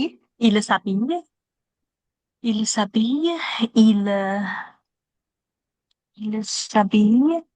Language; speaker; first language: French; non-native, learner; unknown